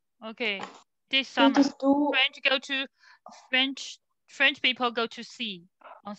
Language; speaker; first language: English; non-native, learner; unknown